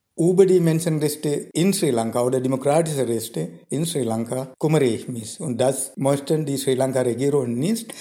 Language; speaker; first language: German; non-native, fluent; Sinhala